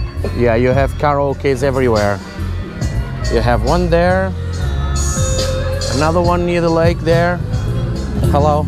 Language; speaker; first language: English; non-native, fluent; Portuguese